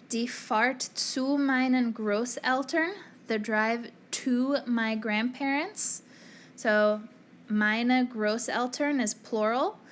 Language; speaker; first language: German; non-native, fluent; English